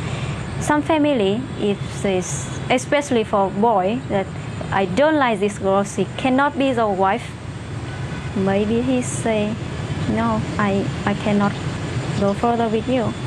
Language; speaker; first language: English; non-native, fluent; Vietnamese